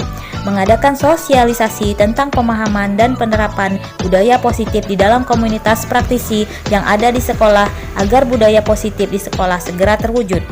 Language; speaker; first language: Indonesian; native; Indonesian